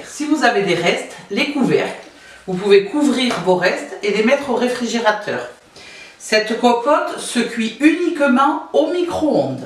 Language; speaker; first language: French; native; French